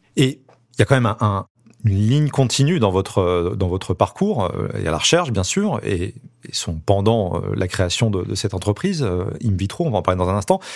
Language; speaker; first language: French; native; French